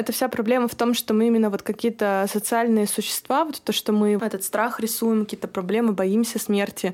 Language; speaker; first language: Russian; native; Russian